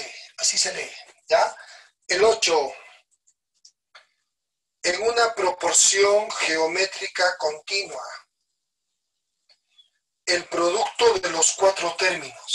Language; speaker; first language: Spanish; native; Spanish